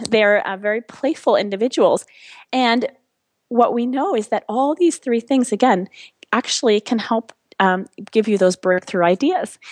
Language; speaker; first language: English; non-native, fluent; French